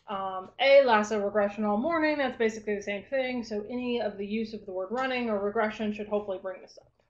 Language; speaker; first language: English; native; English